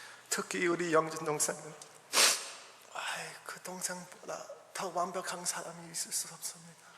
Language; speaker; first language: Korean; early bilingual, heritage; Korean